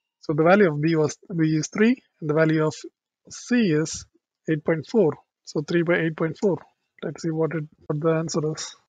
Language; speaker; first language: English; non-native, local second language; Tamil